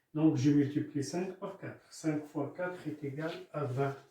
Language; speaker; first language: French; non-native, local second language; Arabic